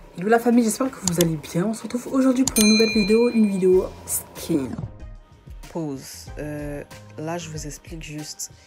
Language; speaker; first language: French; early bilingual, other home language; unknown